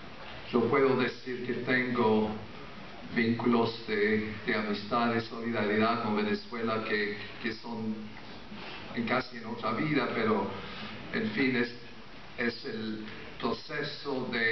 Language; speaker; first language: Spanish; non-native, fluent; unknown